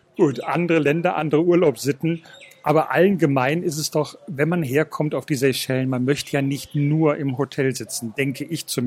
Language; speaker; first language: German; native; German